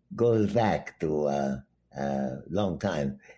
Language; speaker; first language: English; non-native, local second language; Bangla